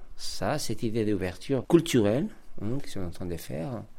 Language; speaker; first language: French; non-native, fluent; Spanish